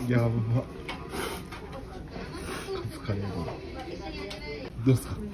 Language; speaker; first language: Japanese; native; Japanese